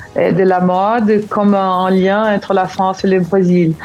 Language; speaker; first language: French; non-native, fluent; Portuguese